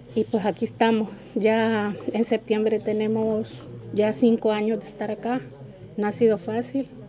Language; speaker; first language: Spanish; native; Spanish